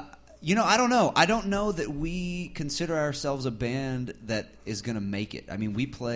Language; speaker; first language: English; native; English